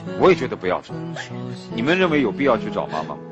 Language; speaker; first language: Chinese; native; Chinese